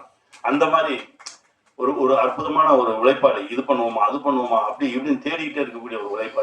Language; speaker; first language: Tamil; native; Tamil